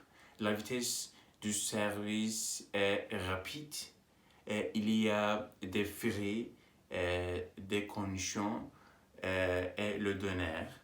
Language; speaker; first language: French; non-native, learner; Turkish